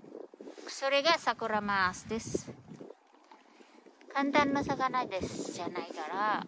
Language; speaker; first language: Japanese; non-native, learner; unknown